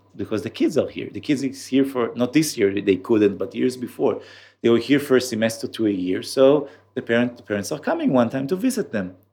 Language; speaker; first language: English; non-native, fluent; Hebrew